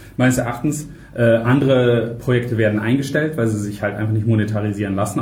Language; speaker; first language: German; native; German